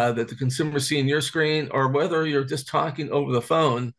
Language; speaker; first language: English; native; English